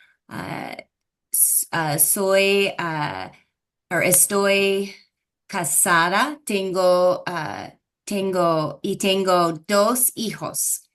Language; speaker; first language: Spanish; non-native, fluent; English